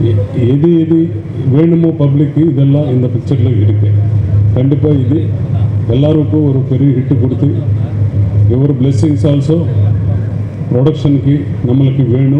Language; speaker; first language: Tamil; non-native, learner; Telugu